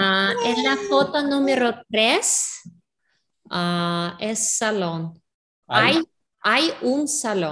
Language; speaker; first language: Spanish; non-native, learner; English